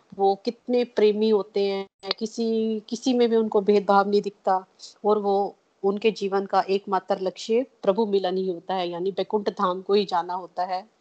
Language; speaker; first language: Hindi; non-native, local second language; Punjabi